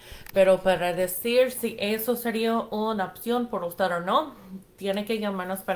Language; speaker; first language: Spanish; non-native, fluent; English